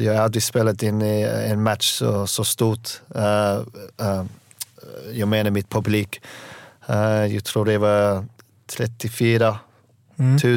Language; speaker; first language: Swedish; non-native, learner; English